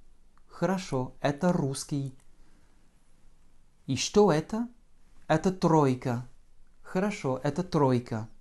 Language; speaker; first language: Russian; non-native, fluent; French